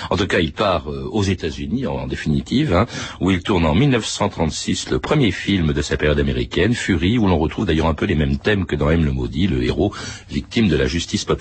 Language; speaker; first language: French; native; French